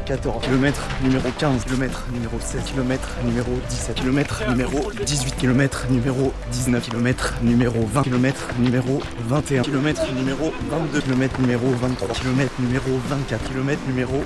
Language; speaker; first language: French; native; French